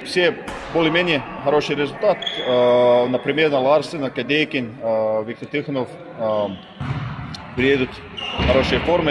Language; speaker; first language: Russian; non-native, learner; Finnish